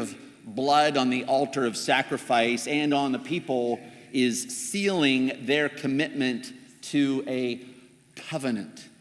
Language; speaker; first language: English; native; English